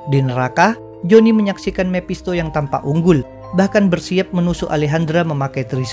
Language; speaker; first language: Indonesian; native; Indonesian